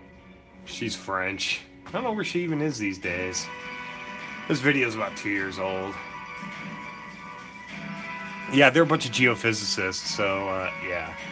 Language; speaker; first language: English; native; English